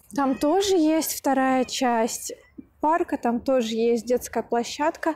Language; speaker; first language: Russian; native; Russian